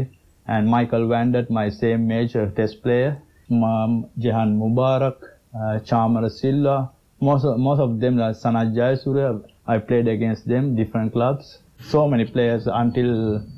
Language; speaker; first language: English; non-native, local second language; Sinhala